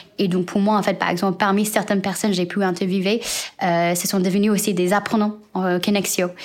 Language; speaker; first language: French; non-native, fluent; Chinese